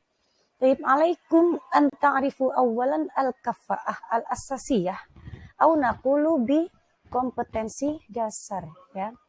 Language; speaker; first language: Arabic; non-native, fluent; Indonesian